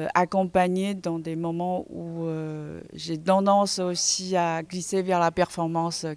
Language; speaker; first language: French; non-native, fluent; Chinese